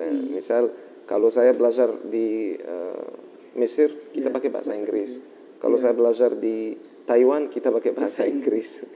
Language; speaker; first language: Indonesian; non-native, fluent; Arabic